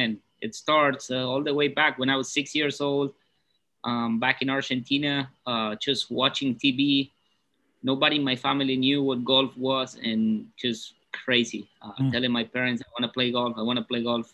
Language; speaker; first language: English; non-native, fluent; Spanish